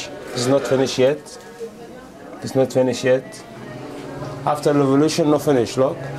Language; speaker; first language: English; non-native, learner; Arabic